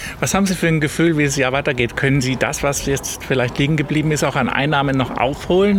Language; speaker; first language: German; native; German